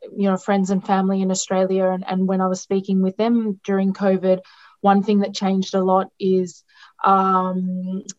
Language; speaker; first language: English; non-native, local second language; Greek